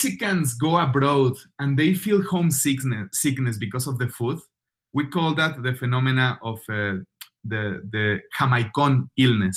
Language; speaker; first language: English; non-native, fluent; Spanish